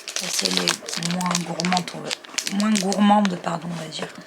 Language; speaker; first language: French; native; French